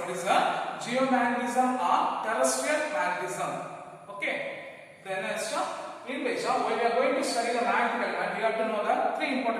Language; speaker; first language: English; non-native, local second language; Tamil